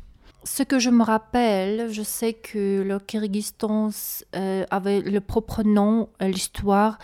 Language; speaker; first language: French; non-native, learner; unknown